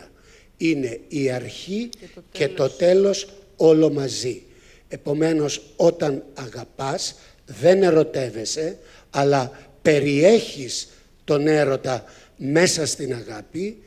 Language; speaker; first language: Greek; native; Greek